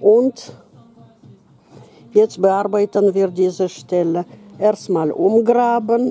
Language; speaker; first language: German; non-native, fluent; Russian